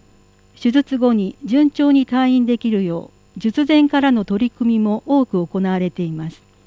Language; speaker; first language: Japanese; native; Japanese